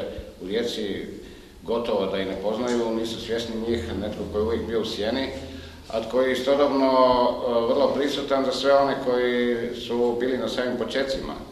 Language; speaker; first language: Croatian; native; Croatian